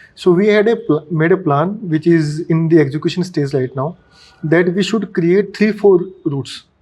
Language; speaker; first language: English; non-native, local second language; Marathi